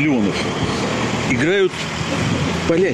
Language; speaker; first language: Russian; native; Russian